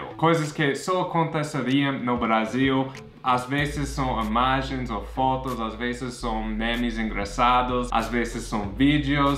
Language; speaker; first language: Portuguese; non-native, fluent; English